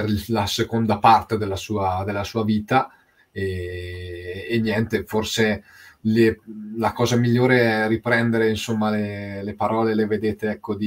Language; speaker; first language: Italian; native; Italian